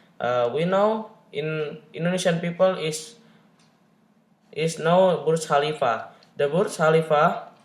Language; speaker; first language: English; non-native, learner; Indonesian